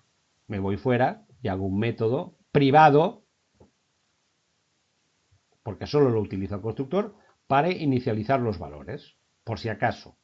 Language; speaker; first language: Spanish; native; Spanish